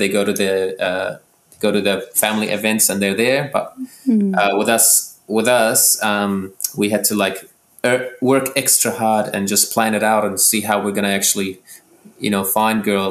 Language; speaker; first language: English; early bilingual, other home language; Arabic